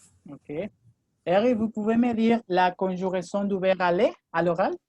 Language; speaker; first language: French; non-native, fluent; Spanish